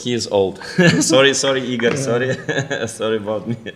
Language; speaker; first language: English; non-native, fluent; Ukrainian